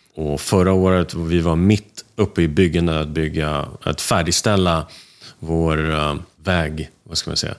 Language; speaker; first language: Swedish; early bilingual, other home language; Russian